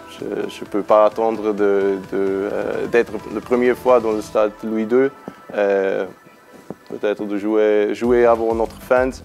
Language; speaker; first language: French; non-native, learner; German